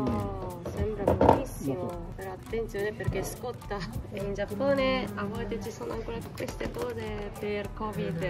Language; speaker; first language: Italian; non-native, fluent; Japanese